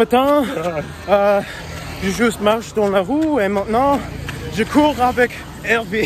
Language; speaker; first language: French; non-native, learner; English